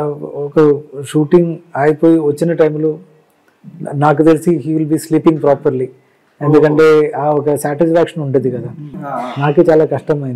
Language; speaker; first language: Telugu; non-native, learner; Malayalam